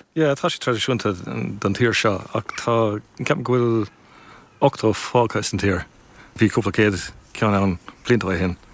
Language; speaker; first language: Irish; non-native, local second language; English